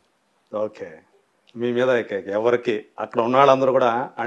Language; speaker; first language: Telugu; native; Telugu